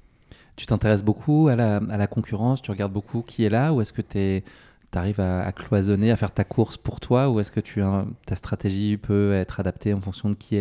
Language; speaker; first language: French; native; French